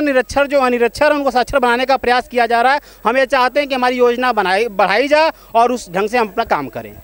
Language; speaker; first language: Hindi; native; Hindi